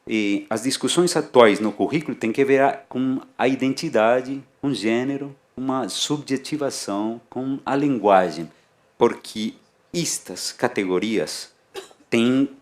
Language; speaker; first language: Portuguese; non-native, fluent; Spanish